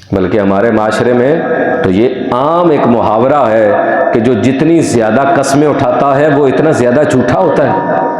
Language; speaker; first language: Urdu; non-native, local second language; Punjabi